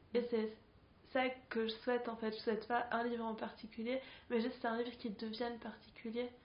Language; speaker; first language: French; non-native, fluent; Spanish